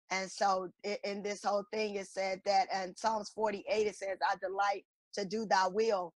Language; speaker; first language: English; native; English